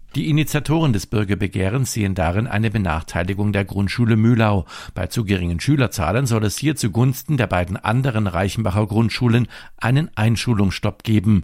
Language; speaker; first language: German; native; German